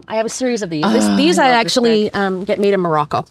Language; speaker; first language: English; native; English